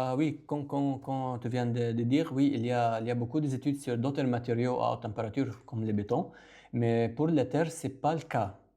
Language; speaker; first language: French; non-native, local second language; Arabic